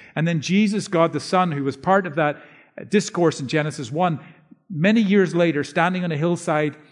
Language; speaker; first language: English; native; English